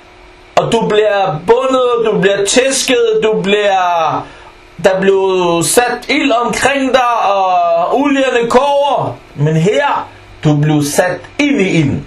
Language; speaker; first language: Danish; early bilingual, other home language; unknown